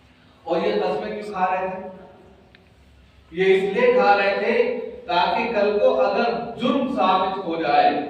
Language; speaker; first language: Urdu; native; Urdu